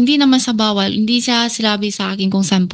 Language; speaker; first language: Filipino; early bilingual, other home language; Chinese